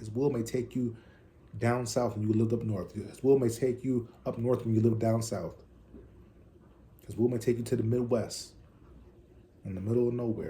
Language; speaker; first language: English; native; English